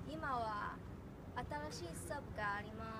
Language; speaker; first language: Japanese; non-native, learner; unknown